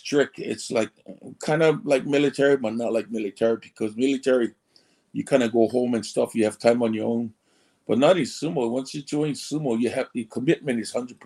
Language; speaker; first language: English; early bilingual, other home language; Samoan